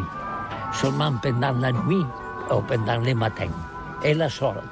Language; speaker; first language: French; non-native, learner; Catalan